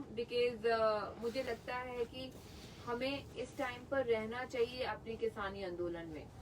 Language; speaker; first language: Hindi; non-native, local second language; Punjabi